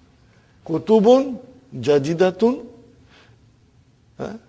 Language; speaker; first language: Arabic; non-native, fluent; Urdu